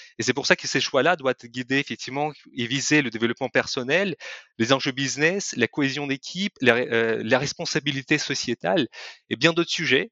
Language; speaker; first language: French; non-native, fluent; Russian